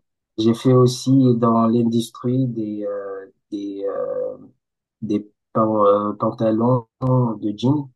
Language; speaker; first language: French; non-native, local second language; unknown